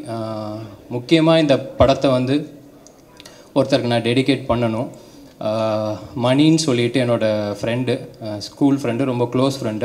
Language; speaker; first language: Tamil; native; Tamil